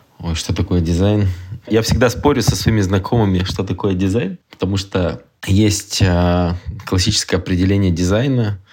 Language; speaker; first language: Russian; native; Russian